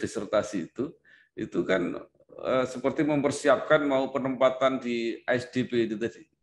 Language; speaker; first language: Indonesian; native; Indonesian